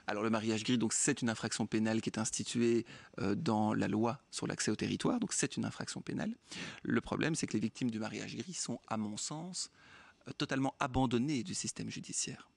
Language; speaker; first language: French; native; French